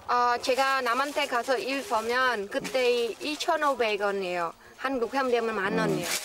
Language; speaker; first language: Korean; non-native, learner; Khmer